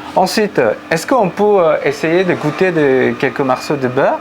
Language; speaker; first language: French; non-native, learner; Korean